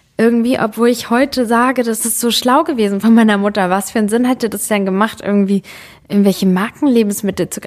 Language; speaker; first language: German; early bilingual, other home language; Serbian